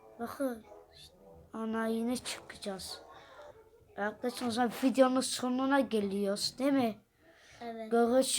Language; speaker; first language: Turkish; early bilingual, heritage; Dutch